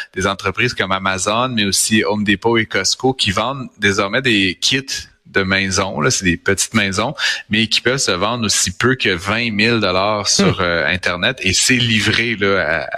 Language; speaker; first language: French; native; French